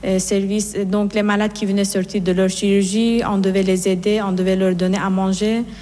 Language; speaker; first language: French; non-native, fluent; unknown